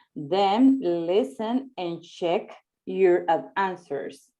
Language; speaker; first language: English; non-native, learner; Spanish